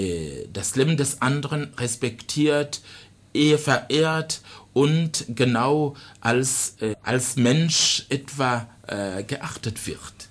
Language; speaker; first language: German; non-native, fluent; Rundi